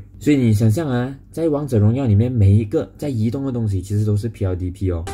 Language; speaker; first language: Chinese; native; Chinese